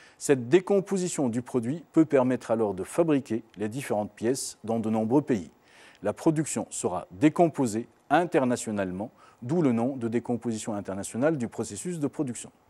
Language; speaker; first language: French; non-native, local second language; Arabic